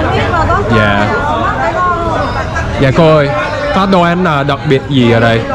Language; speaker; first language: Vietnamese; non-native, learner; English